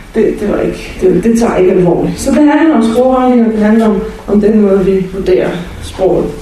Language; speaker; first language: Danish; non-native, fluent; Bulgarian